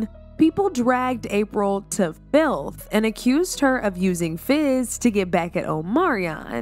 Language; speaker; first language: English; native; English